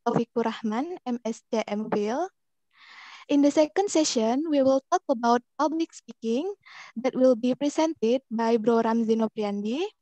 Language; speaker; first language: English; non-native, fluent; Indonesian